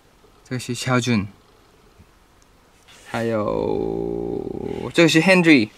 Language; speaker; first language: Chinese; non-native, fluent; Thai